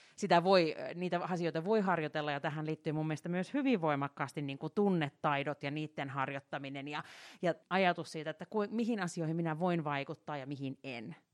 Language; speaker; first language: Finnish; native; Finnish